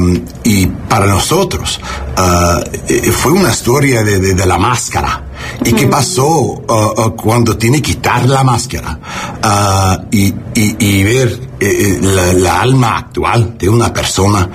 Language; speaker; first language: Spanish; non-native, learner; English